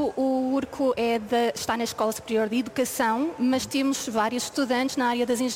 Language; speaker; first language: Portuguese; native; Portuguese